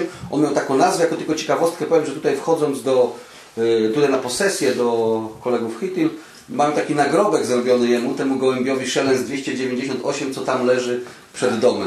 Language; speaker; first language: Polish; native; Polish